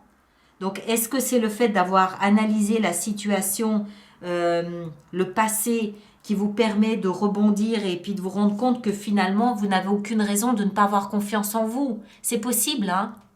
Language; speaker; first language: French; native; French